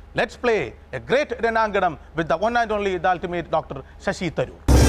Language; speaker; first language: English; non-native, local second language; Malayalam